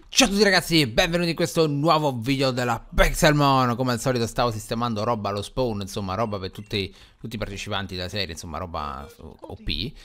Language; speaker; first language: Italian; native; Italian